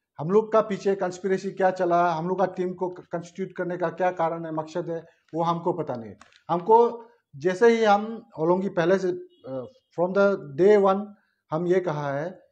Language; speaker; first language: Hindi; non-native, local second language; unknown